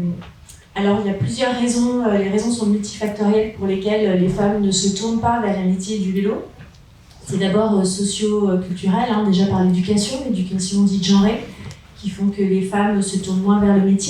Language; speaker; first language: French; native; French